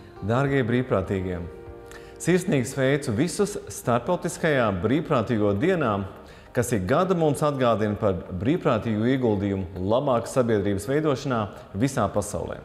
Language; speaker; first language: Latvian; native; Latvian